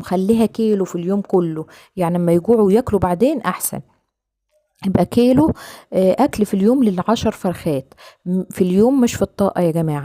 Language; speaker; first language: Arabic; native; Arabic